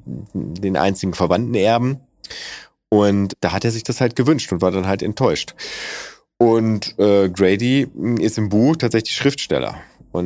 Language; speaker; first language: German; native; German